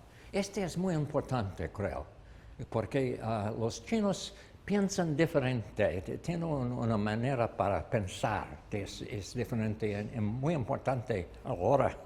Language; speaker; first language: Spanish; non-native, learner; English